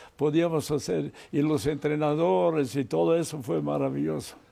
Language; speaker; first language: Spanish; non-native, fluent; Serbian